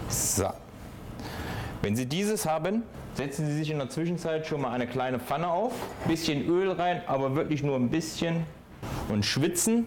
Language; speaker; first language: German; native; German